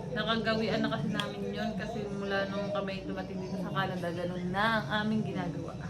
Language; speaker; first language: Filipino; native; Filipino